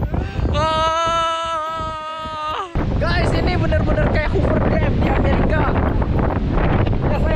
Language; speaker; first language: Indonesian; native; Indonesian